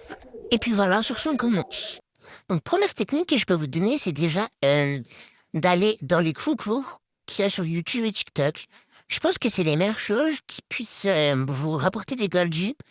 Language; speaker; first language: French; native; French